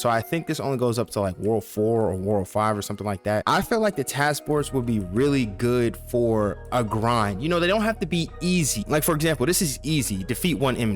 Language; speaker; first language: English; native; English